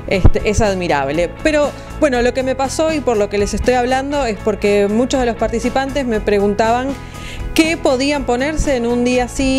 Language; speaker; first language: Spanish; native; Spanish